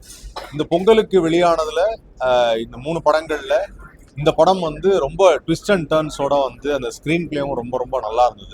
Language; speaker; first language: Tamil; native; Tamil